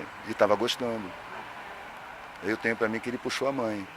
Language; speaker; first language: Portuguese; native; Portuguese